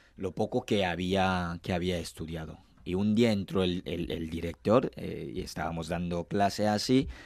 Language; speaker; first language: Spanish; non-native, fluent; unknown